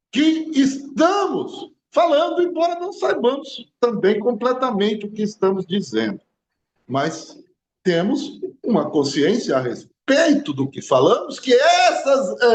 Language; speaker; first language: Portuguese; native; Portuguese